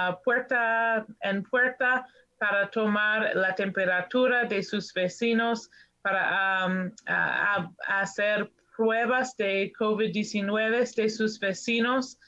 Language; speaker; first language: Spanish; non-native, learner; English